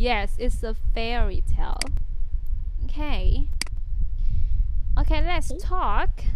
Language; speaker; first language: English; non-native, fluent; Vietnamese